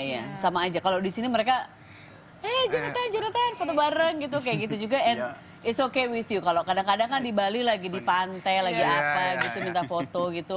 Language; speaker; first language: Indonesian; native; Indonesian